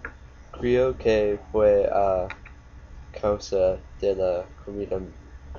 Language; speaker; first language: Spanish; non-native, learner; English